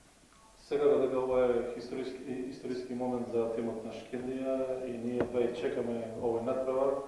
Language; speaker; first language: Macedonian; non-native, local second language; Albanian